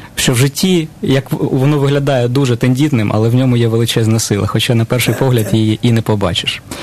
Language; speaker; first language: Ukrainian; native; Ukrainian